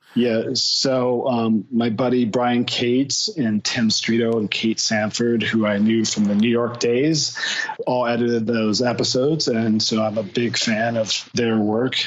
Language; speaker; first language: English; native; English